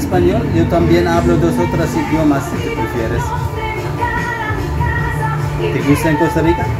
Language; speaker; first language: Spanish; non-native, learner; English